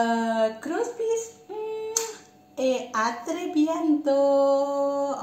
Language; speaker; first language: French; non-native, learner; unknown